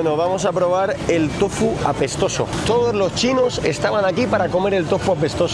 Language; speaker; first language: Spanish; native; Spanish